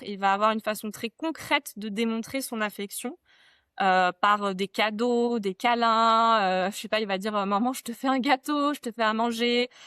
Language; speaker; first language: French; native; French